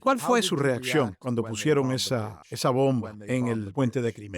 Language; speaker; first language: Spanish; native; Spanish